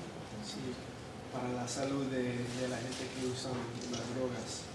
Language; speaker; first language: Spanish; non-native, learner; English